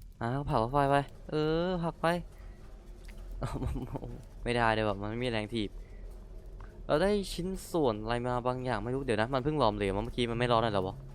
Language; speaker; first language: Thai; native; Thai